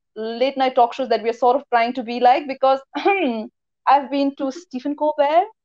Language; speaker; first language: English; non-native, local second language; Nepali